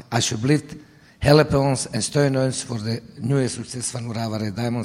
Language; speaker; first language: Dutch; non-native, fluent; Serbian